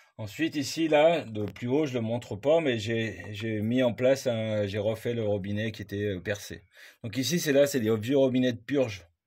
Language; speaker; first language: French; native; French